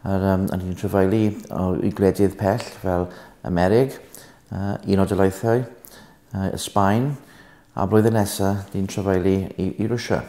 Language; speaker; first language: Welsh; non-native, local second language; English